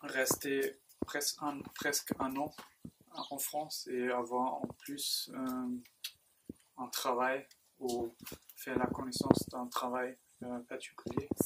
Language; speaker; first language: French; non-native, learner; German